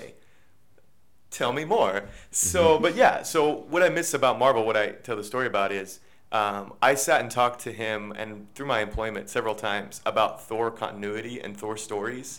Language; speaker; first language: English; native; English